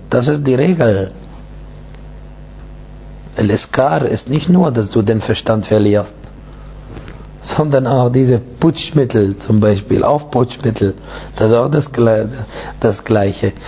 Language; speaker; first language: German; non-native, fluent; Arabic